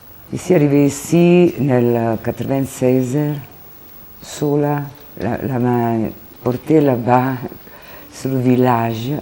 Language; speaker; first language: French; non-native, learner; Italian